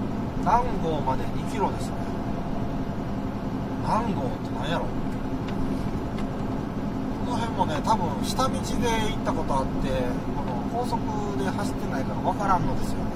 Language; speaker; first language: Japanese; native; Japanese